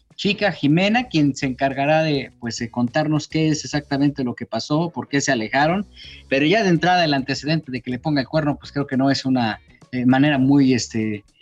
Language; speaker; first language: Spanish; native; Spanish